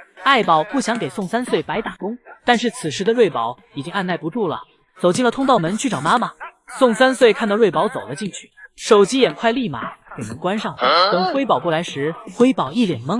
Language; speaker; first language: Chinese; native; Chinese